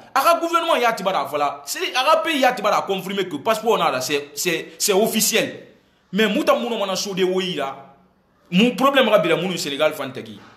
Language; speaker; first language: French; non-native, local second language; Susu